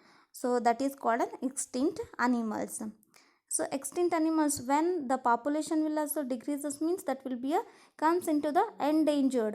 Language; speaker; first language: English; non-native, local second language; Kannada